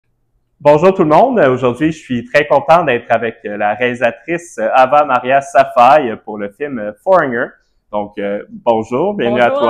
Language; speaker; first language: French; native; French